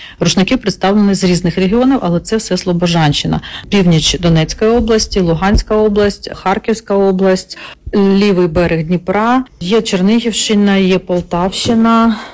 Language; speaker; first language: Ukrainian; non-native, local second language; Russian